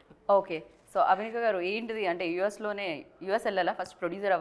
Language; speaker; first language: Telugu; native; Telugu